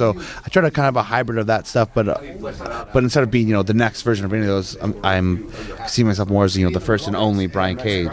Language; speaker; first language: English; native; English